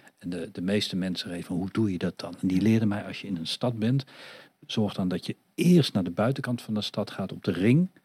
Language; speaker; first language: Dutch; native; Dutch